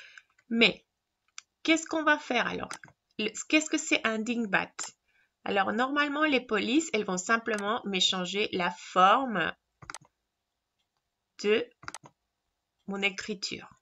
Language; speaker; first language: French; non-native, fluent; Spanish